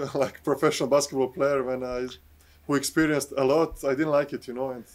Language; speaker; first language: English; non-native, fluent; Bosnian